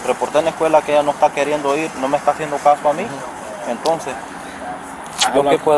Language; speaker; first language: Spanish; native; Spanish